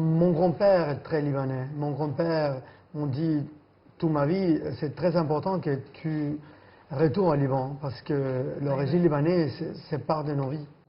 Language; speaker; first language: French; non-native, fluent; Spanish